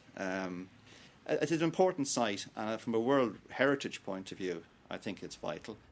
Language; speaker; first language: English; native; English